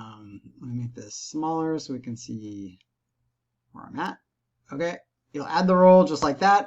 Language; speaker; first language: English; native; English